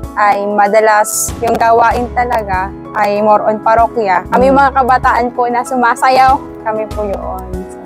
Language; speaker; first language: Filipino; native; Filipino